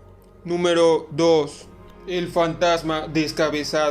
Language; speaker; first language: Spanish; native; Spanish